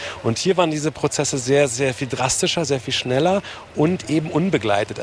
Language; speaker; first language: German; native; German